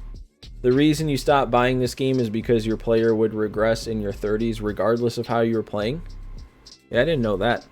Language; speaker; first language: English; native; English